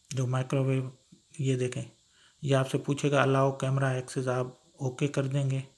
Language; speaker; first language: Urdu; non-native, local second language; Sindhi